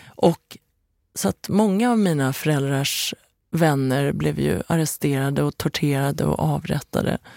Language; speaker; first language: Swedish; early bilingual, other home language; Persian